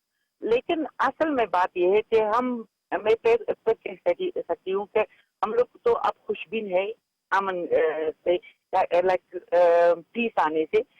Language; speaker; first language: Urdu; non-native, fluent; Persian